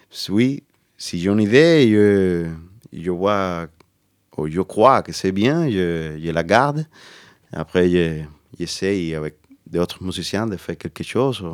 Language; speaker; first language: French; non-native, learner; Spanish